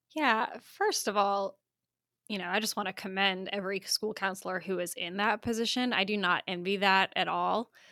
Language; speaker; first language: English; native; English